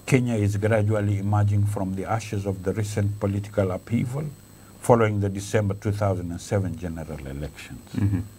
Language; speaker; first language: English; non-native, local second language; Swahili